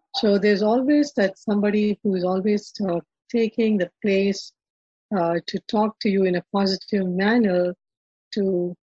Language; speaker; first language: English; non-native, local second language; Telugu